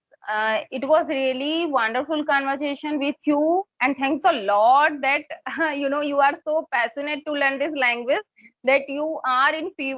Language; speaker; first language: English; non-native, fluent; Hindi